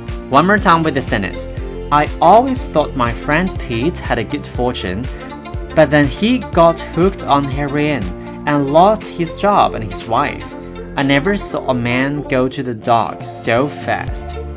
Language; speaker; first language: English; non-native, fluent; Chinese